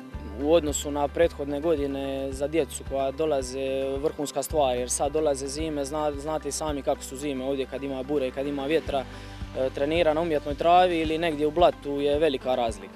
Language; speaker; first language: Croatian; native; Croatian